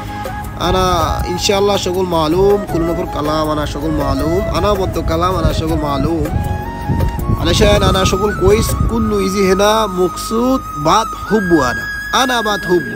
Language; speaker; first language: Arabic; non-native, learner; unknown